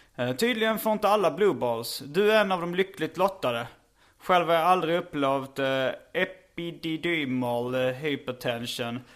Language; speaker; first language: Swedish; native; Swedish